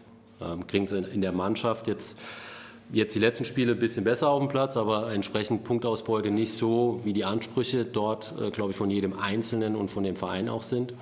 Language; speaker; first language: German; native; German